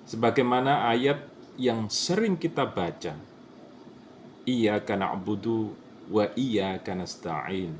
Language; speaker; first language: Indonesian; native; Indonesian